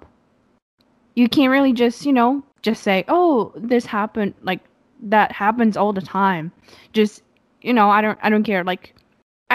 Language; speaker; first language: English; non-native, fluent; Japanese